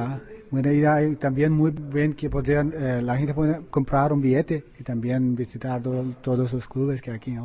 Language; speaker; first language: Spanish; non-native, learner; Persian